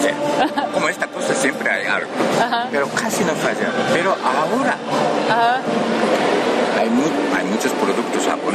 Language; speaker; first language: Spanish; non-native, fluent; Japanese